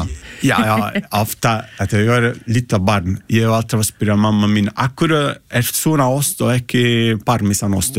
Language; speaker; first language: Icelandic; non-native, learner; Italian